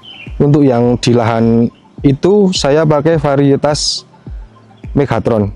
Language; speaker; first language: Indonesian; non-native, local second language; Javanese